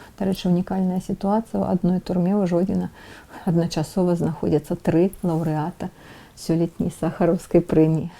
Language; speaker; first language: Belarusian; non-native, local second language; Russian